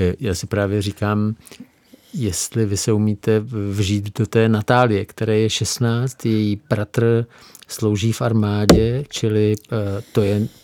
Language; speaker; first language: Czech; native; Czech